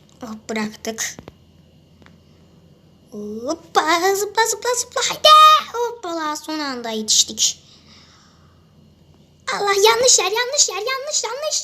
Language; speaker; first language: Turkish; native; Turkish